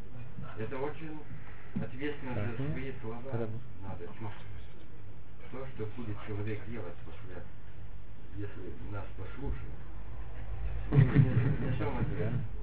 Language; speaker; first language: Russian; non-native, fluent; Lithuanian